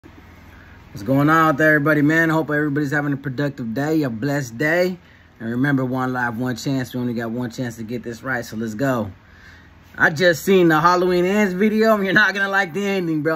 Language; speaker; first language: English; native; English